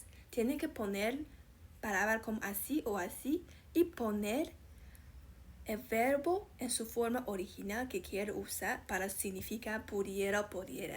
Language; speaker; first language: Spanish; non-native, fluent; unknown